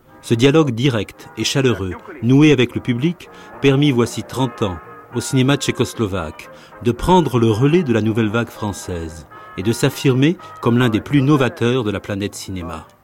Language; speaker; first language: French; native; French